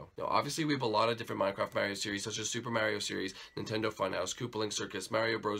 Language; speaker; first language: English; native; English